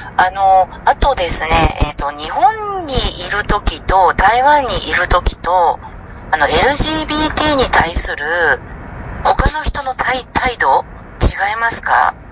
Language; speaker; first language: Japanese; native; Japanese